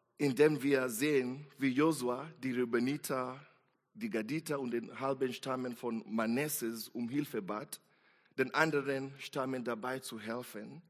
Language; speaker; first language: German; non-native, fluent; Swahili